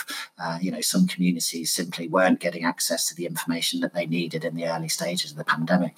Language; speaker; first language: English; native; English